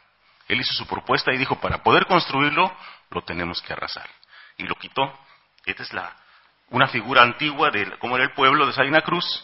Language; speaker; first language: Spanish; native; Spanish